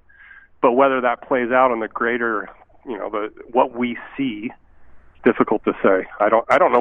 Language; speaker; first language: English; native; English